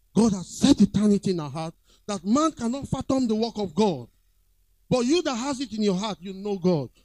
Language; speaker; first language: English; non-native, local second language; Yoruba